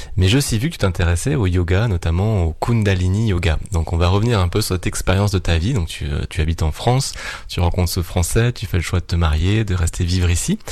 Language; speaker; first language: French; native; French